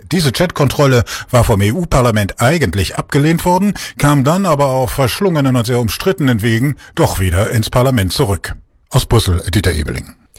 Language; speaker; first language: German; native; German